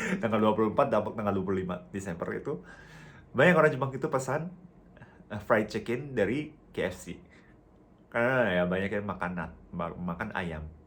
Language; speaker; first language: Indonesian; non-native, fluent; Japanese